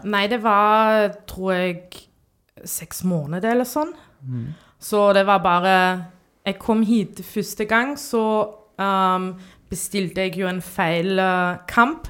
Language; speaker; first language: Norwegian; non-native, fluent; German